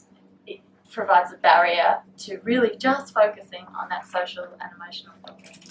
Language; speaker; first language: English; native; English